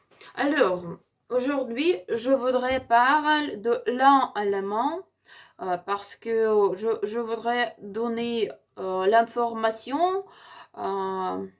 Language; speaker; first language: French; non-native, learner; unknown